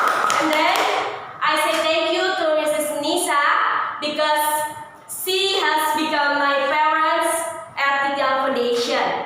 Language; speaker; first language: English; non-native, learner; Indonesian